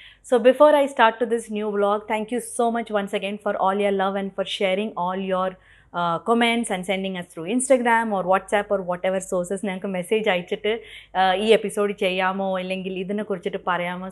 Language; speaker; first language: English; non-native, local second language; Malayalam